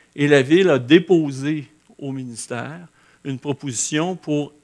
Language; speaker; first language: French; native; French